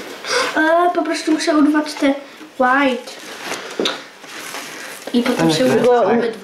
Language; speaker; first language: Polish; early bilingual, heritage; Polish